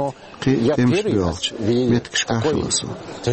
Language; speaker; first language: Russian; non-native, learner; Japanese